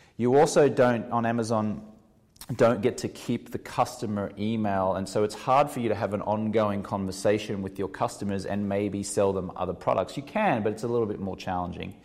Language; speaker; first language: English; native; English